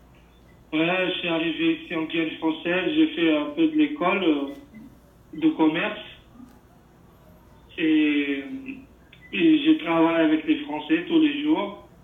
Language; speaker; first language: French; non-native, fluent; Portuguese